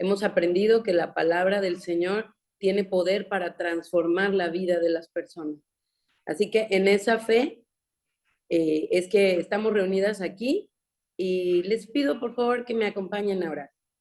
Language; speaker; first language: Spanish; native; Spanish